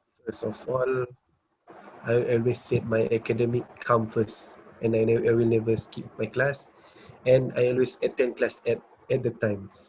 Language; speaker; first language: English; non-native, learner; Malay